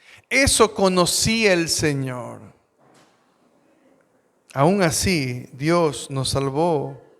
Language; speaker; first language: Spanish; native; Spanish